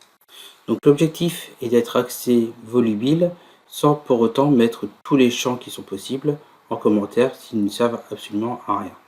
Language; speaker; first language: French; native; French